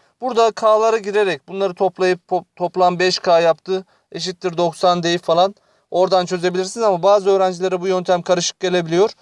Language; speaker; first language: Turkish; native; Turkish